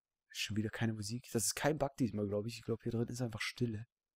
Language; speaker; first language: German; native; German